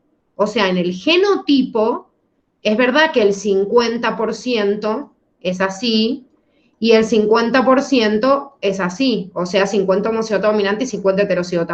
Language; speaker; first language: Spanish; native; Spanish